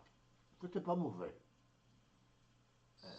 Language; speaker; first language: French; native; French